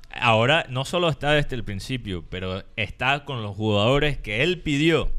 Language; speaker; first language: Spanish; non-native, fluent; English